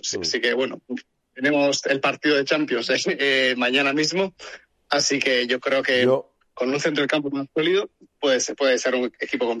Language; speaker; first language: Spanish; native; Spanish